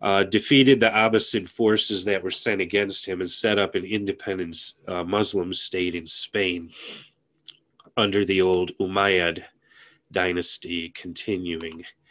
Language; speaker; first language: English; native; English